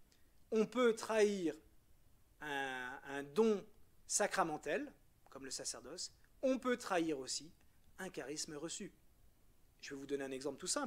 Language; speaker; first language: French; native; French